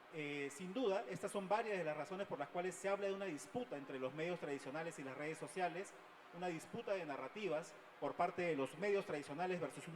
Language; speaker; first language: Spanish; native; Spanish